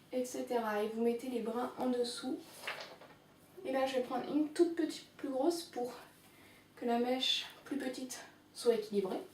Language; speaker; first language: French; native; French